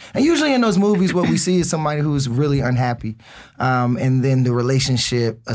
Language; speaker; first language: English; native; English